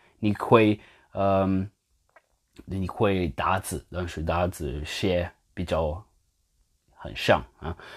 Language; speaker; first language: Chinese; non-native, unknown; French